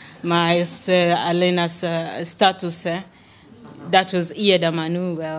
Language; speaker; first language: Dutch; non-native, learner; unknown